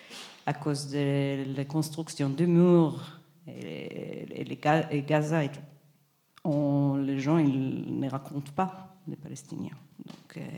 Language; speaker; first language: French; non-native, fluent; Hebrew